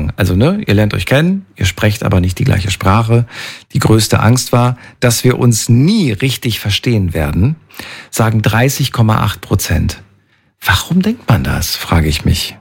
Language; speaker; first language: German; native; German